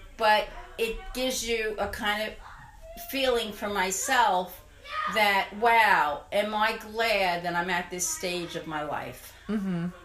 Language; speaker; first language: English; native; English